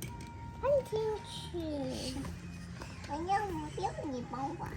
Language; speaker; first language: Chinese; early bilingual, heritage; Chinese